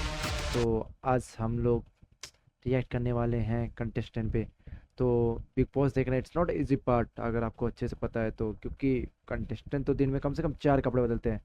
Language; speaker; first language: Hindi; native; Hindi